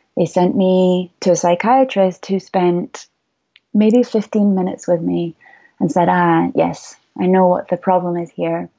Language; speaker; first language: English; native; English